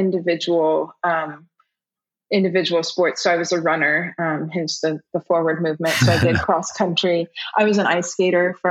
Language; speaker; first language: English; early bilingual, other home language; German